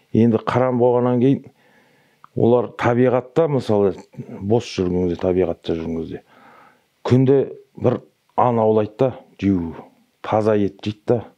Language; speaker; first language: Kazakh; native; Kazakh